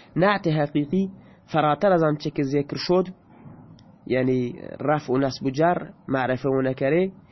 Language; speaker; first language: Persian; non-native, local second language; Baluchi